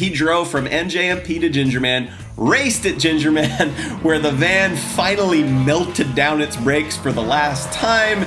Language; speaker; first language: English; native; English